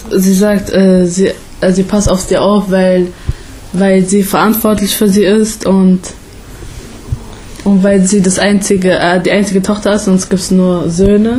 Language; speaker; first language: German; early bilingual, other home language; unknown